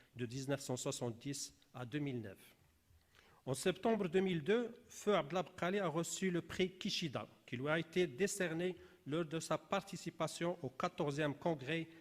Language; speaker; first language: French; non-native, local second language; Arabic